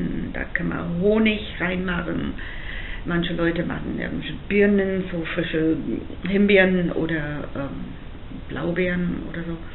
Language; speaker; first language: German; non-native, fluent; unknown